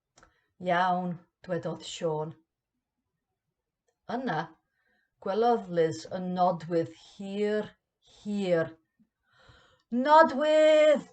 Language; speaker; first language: Welsh; non-native, learner; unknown